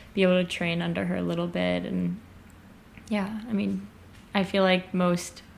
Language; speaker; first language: English; native; English